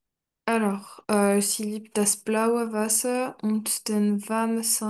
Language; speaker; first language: German; non-native, learner; French